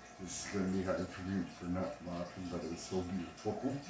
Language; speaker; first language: English; native; English